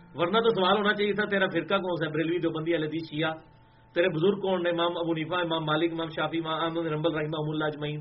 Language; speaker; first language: Urdu; non-native, local second language; Punjabi